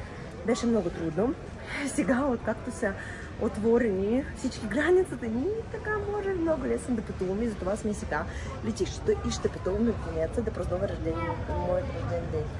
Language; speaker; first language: Bulgarian; non-native, fluent; Russian